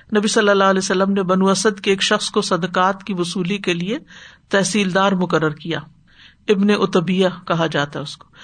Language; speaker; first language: Urdu; native; Urdu